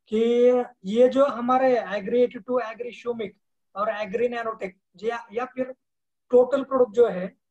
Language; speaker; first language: Hindi; non-native, local second language; Marathi